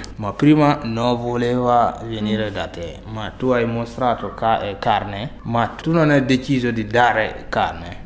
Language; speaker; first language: Italian; non-native, fluent; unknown